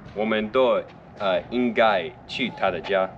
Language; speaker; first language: Chinese; non-native, learner; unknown